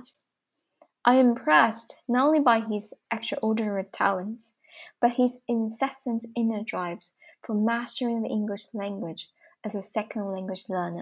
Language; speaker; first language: English; non-native, fluent; Chinese